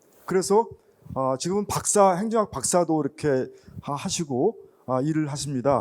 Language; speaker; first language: Korean; native; Korean